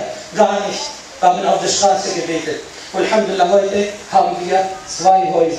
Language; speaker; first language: German; non-native, fluent; Arabic